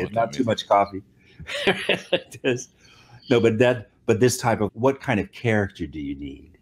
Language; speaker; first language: English; native; English